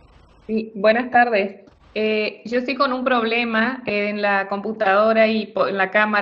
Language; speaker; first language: Spanish; native; Spanish